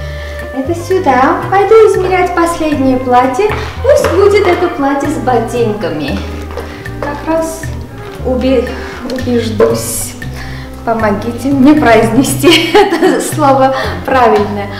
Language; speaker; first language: Russian; non-native, local second language; Armenian